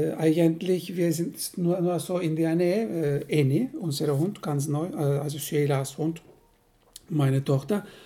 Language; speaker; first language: German; non-native, fluent; Turkish